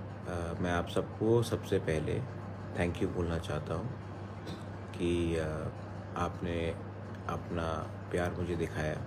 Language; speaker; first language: Hindi; non-native, local second language; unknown